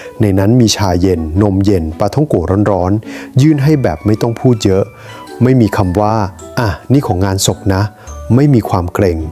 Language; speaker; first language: Thai; native; Thai